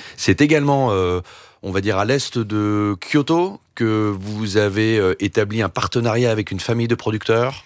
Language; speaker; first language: French; native; French